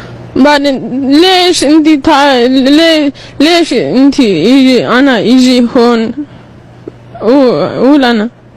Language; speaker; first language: Arabic; non-native, learner; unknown